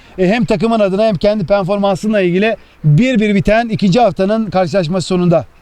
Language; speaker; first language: Turkish; native; Turkish